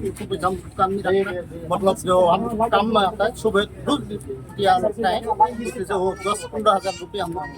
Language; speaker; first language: Hindi; non-native, local second language; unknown